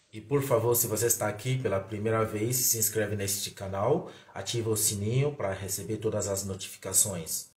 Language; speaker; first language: Portuguese; non-native, fluent; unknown